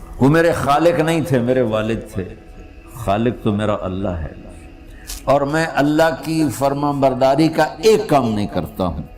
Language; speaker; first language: Urdu; non-native, local second language; Punjabi